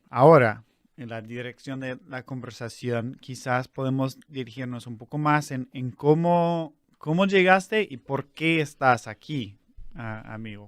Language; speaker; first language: Spanish; non-native, fluent; English